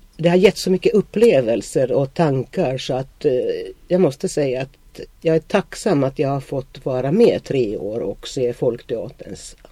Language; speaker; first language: Swedish; early bilingual, other home language; Finnish